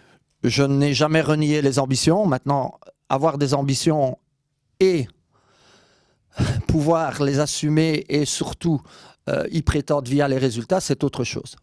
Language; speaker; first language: French; native; French